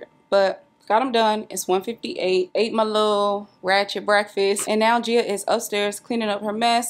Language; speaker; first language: English; native; English